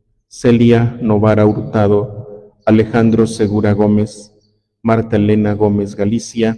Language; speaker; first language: Spanish; native; Spanish